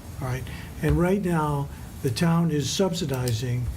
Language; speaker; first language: English; native; English